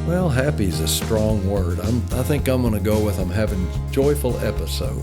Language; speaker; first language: English; native; English